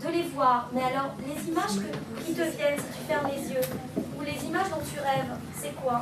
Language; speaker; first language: French; native; French